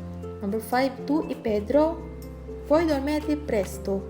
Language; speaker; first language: Italian; non-native, learner; Filipino